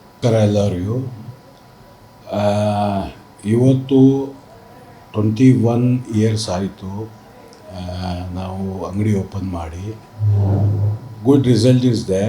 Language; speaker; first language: Kannada; non-native, local second language; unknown